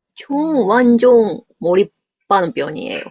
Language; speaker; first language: Korean; non-native, fluent; Japanese